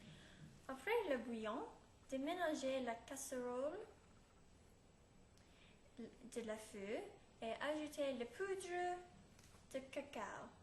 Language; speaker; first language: French; non-native, learner; English